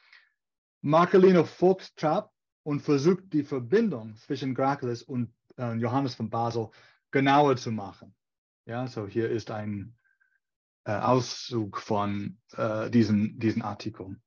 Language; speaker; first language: German; non-native, fluent; English